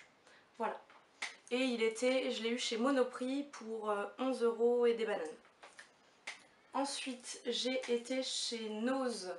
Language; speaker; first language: French; native; French